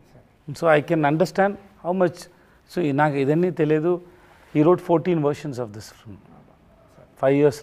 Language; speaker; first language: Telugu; non-native, learner; Tamil